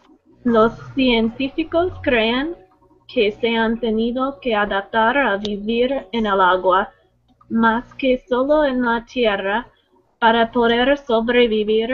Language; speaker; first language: Spanish; non-native, learner; English